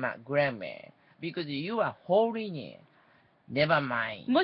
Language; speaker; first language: English; non-native, learner; Japanese